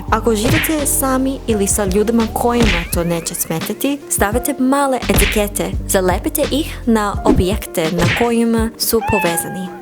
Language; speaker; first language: Serbian; non-native, learner; English